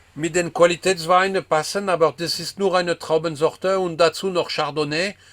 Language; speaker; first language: German; non-native, fluent; French